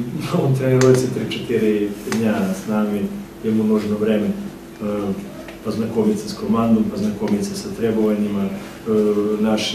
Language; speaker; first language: Russian; non-native, fluent; Serbian